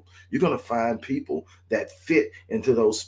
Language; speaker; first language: English; native; English